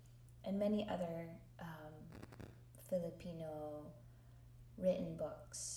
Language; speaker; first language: English; non-native, local second language; Hiligaynon